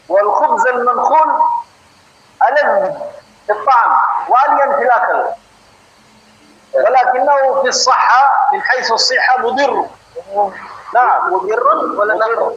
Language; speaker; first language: Arabic; non-native, fluent; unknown